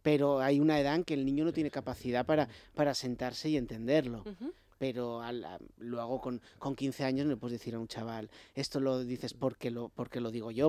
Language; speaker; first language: Spanish; native; Spanish